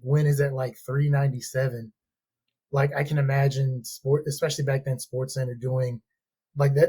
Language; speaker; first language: English; native; English